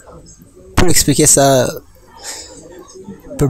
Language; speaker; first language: French; non-native, learner; Rundi